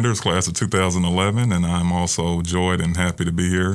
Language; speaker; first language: English; native; English